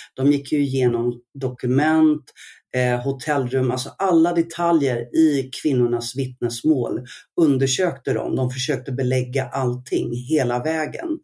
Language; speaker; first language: Swedish; early bilingual, other home language; Arabic